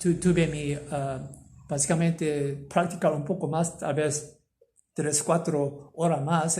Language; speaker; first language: Spanish; non-native, learner; Korean